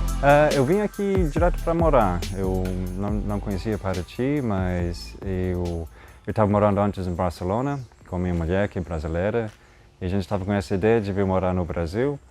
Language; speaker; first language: Portuguese; non-native, fluent; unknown